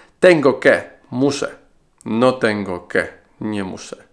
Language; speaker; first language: Spanish; non-native, fluent; Polish